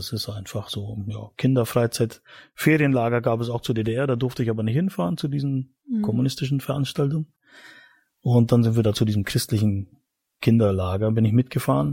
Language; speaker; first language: German; native; German